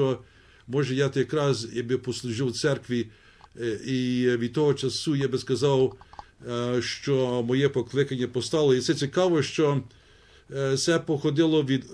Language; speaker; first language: Ukrainian; early bilingual, heritage; Ukrainian